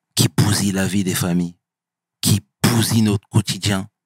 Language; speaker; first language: French; native; French